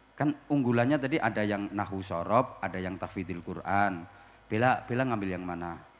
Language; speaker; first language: Indonesian; non-native, local second language; Javanese